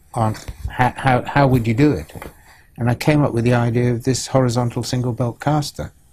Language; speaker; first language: English; native; English